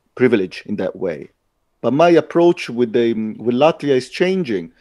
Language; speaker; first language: English; non-native, fluent; Italian